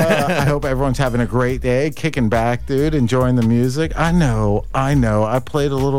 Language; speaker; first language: English; native; English